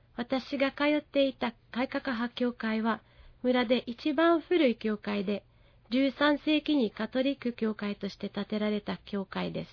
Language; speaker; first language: Japanese; non-native, fluent; Hungarian